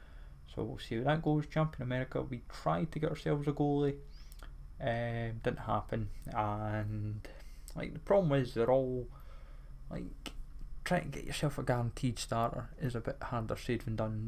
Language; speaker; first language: English; native; English